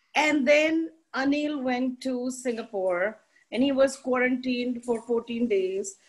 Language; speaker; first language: English; non-native, local second language; Hindi